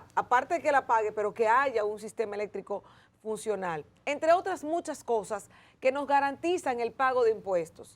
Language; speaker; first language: Spanish; native; Spanish